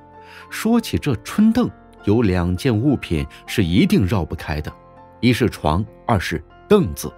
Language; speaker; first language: Chinese; native; Chinese